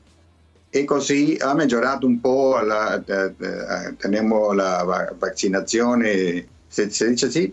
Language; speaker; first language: Italian; early bilingual, heritage; Spanish